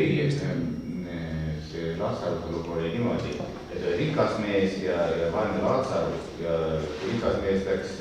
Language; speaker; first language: Estonian; non-native, learner; English